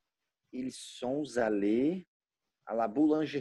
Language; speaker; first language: French; non-native, learner; Portuguese